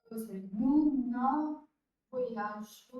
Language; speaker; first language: French; non-native, learner; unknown